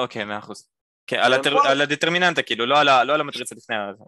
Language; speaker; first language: Hebrew; native; Hebrew